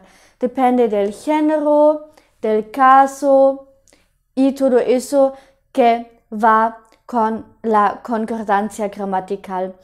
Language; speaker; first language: Spanish; non-native, fluent; German